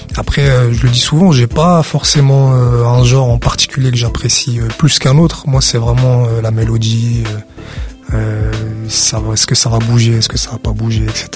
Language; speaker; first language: French; early bilingual, other home language; Arabic